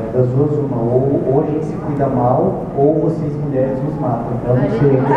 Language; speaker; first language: Portuguese; native; Portuguese